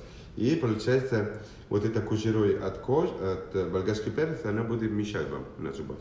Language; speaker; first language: Russian; non-native, learner; Italian